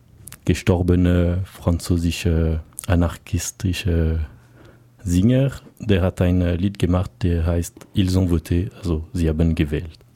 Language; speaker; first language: German; non-native, learner; French